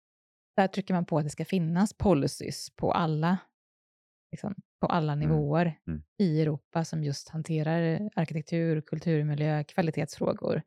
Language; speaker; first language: Swedish; native; Swedish